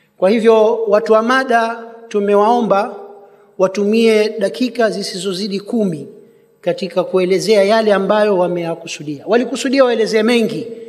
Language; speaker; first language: Swahili; native; Swahili